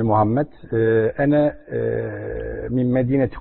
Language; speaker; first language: Arabic; non-native, learner; Turkish